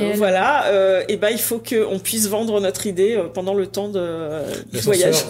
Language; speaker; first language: French; native; French